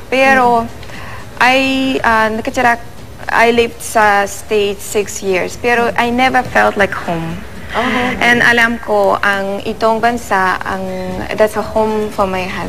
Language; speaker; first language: Filipino; non-native, learner; Russian